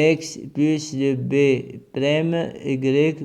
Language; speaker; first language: French; non-native, local second language; Arabic